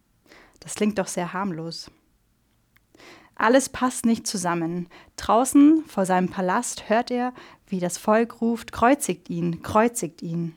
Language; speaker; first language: German; native; German